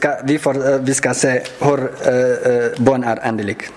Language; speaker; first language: Swedish; non-native, learner; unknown